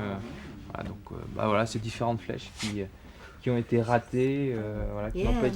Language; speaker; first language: French; native; French